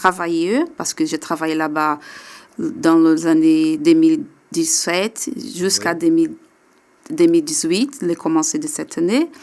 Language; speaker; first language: French; non-native, learner; Portuguese